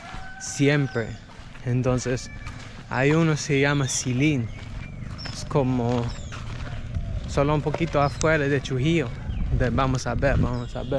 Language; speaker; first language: Spanish; non-native, learner; English